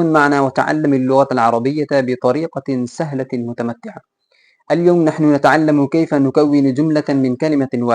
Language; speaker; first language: Arabic; non-native, fluent; Bangla